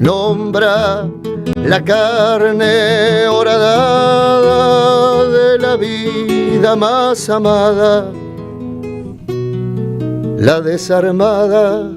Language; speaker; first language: Spanish; native; Spanish